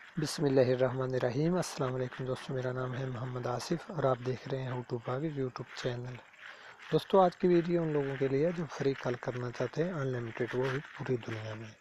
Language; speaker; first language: Urdu; non-native, local second language; Punjabi